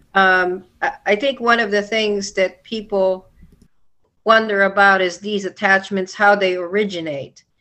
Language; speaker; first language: English; non-native, local second language; Filipino